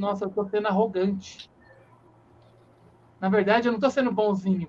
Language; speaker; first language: Portuguese; native; Portuguese